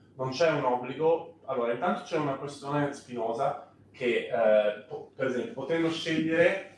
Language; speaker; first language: Italian; native; Italian